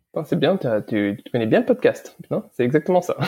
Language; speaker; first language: French; early bilingual, other home language; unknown